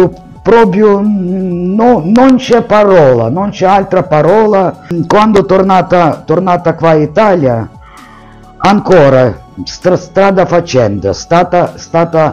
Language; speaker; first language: Italian; non-native, learner; Ukrainian